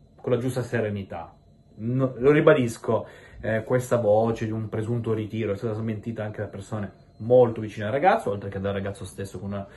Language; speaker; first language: Italian; native; Italian